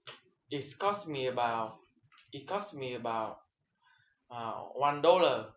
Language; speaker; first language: English; non-native, learner; Vietnamese